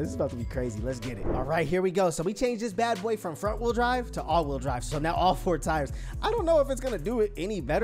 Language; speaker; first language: English; native; English